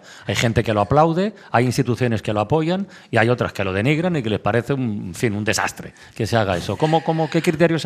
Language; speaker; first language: Spanish; native; Spanish